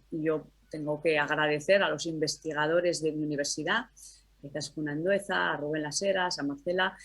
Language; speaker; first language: Spanish; native; Spanish